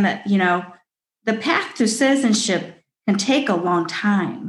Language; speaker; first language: English; early bilingual, other home language; Chinese